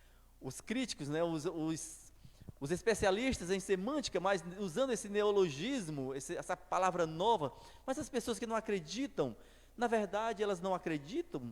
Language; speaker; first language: Portuguese; native; Portuguese